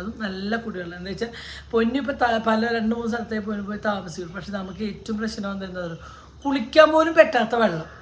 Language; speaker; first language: Malayalam; native; Malayalam